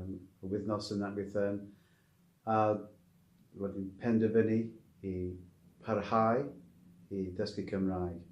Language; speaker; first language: Welsh; non-native, learner; English